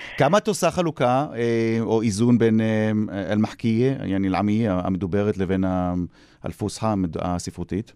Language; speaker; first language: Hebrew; native; Hebrew